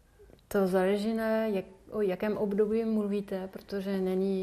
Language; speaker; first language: Czech; non-native, fluent; French